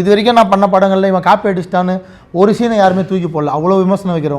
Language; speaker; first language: Tamil; native; Tamil